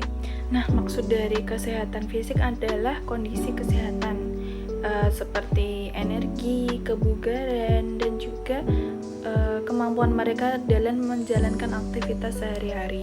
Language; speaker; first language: Indonesian; native; Indonesian